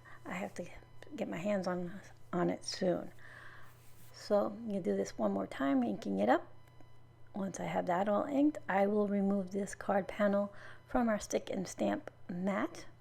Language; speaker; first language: English; native; English